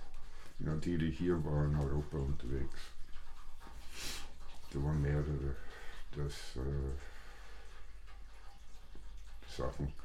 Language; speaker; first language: German; non-native, fluent; English